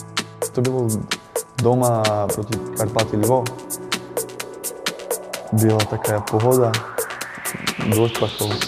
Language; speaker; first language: Russian; non-native, learner; Slovak